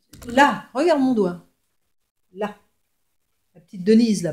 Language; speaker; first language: French; native; French